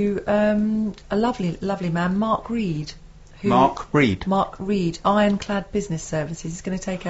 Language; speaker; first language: English; native; English